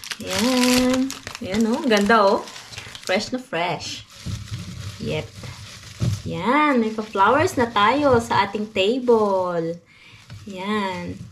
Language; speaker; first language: Filipino; non-native, local second language; Hiligaynon